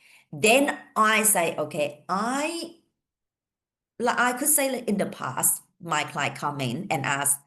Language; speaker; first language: English; non-native, fluent; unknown